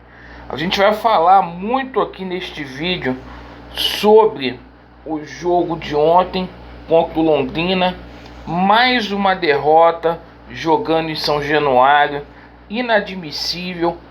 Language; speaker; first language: Portuguese; native; Portuguese